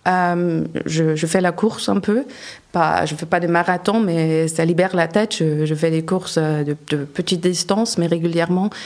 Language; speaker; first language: French; non-native, fluent; German